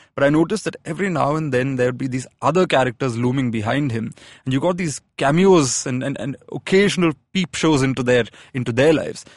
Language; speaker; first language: English; non-native, local second language; Malayalam